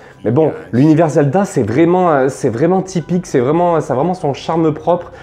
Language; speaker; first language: French; native; French